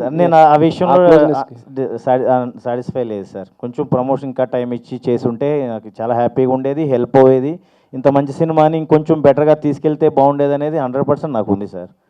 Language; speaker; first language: Telugu; native; Telugu